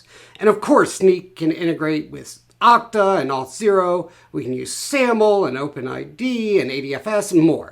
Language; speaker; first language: English; native; English